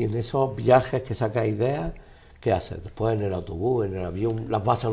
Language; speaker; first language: Spanish; native; Spanish